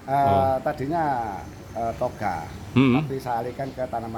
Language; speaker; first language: Indonesian; non-native, local second language; Javanese